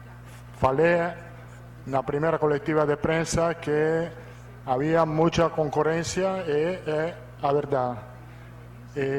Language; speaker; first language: Portuguese; non-native, learner; Italian